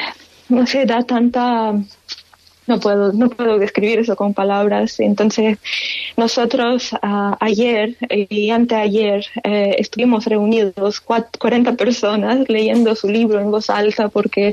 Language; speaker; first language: Spanish; non-native, fluent; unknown